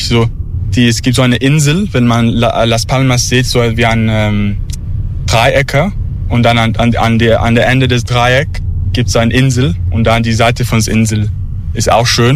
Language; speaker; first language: German; non-native, learner; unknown